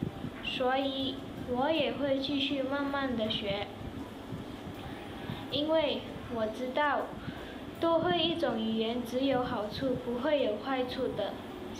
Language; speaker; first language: Chinese; non-native, local second language; Malay